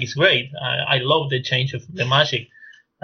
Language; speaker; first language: English; non-native, fluent; Spanish